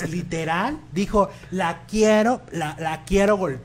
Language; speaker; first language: Spanish; native; Spanish